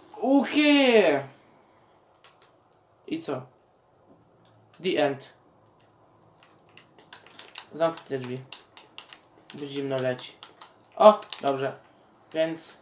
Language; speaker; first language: Polish; native; Polish